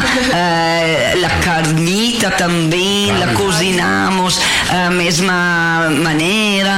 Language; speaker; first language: Portuguese; non-native, learner; Italian